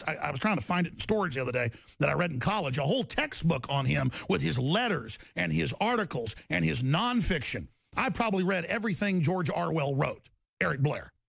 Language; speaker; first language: English; native; English